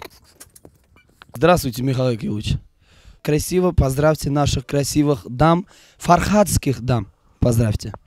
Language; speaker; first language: Russian; non-native, local second language; Uzbek